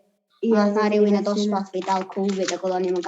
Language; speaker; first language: Welsh; native; Welsh